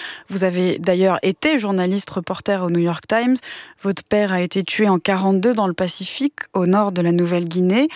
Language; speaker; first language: French; native; French